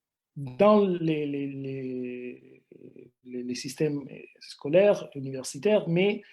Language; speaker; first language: French; non-native, fluent; Italian